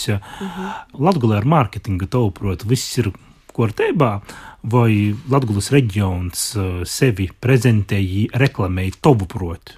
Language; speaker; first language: Latvian; non-native, local second language; Russian